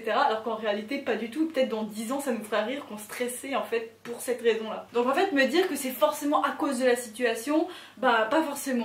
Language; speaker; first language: French; native; French